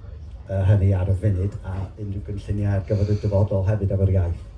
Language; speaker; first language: Welsh; native; Welsh